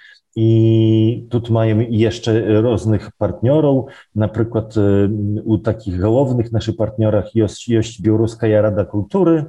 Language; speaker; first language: Belarusian; non-native, local second language; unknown